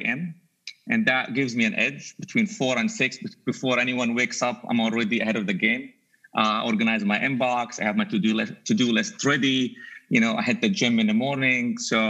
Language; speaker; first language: English; non-native, fluent; Arabic